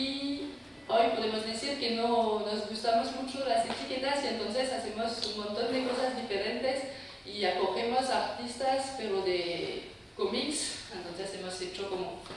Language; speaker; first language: Spanish; non-native, fluent; French